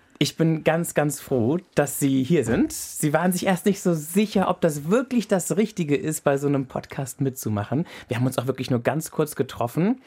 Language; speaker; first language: German; native; German